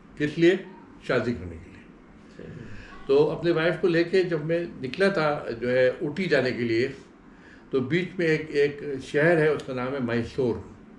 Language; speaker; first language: Hindi; non-native, local second language; Arabic